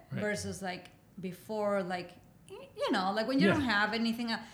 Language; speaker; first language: English; non-native, fluent; Spanish